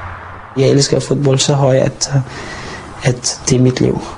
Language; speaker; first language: Danish; non-native, fluent; Arabic